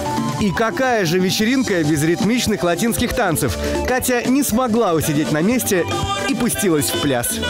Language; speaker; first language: Russian; native; Russian